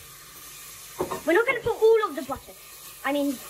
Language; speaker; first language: English; native; English